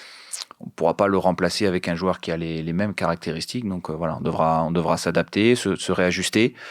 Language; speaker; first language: French; native; French